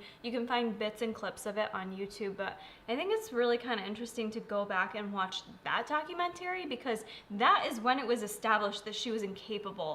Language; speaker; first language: English; native; English